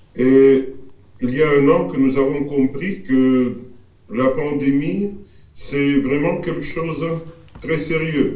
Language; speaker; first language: French; non-native, fluent; Russian